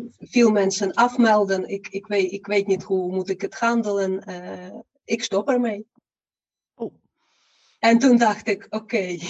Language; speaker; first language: Dutch; non-native, fluent; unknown